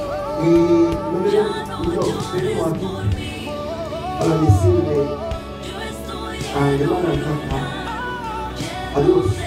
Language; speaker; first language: Spanish; non-native, learner; Haitian Creole